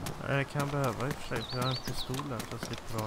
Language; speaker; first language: Swedish; native; Swedish